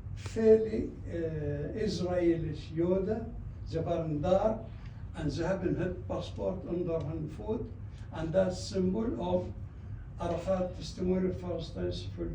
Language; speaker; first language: Dutch; non-native, fluent; Arabic